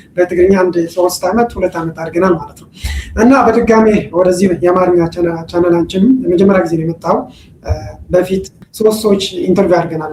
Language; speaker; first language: Amharic; non-native, local second language; Tigrinya